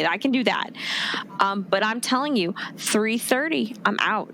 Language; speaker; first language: English; native; English